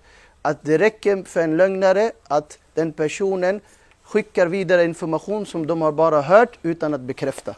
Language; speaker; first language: Swedish; non-native, fluent; Urdu